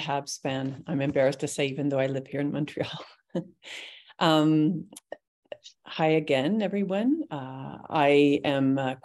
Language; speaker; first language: English; native; English